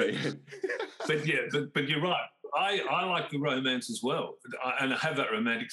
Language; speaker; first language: English; native; English